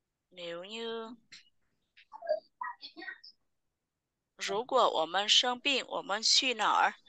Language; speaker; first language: Chinese; non-native, fluent; Vietnamese